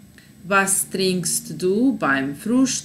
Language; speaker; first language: German; non-native, fluent; Serbian